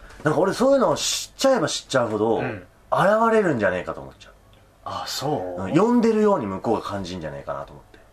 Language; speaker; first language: Japanese; native; Japanese